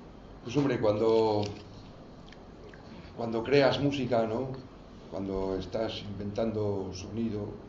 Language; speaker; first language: Spanish; native; Spanish